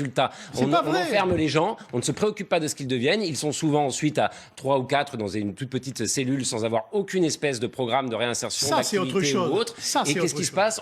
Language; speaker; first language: French; native; French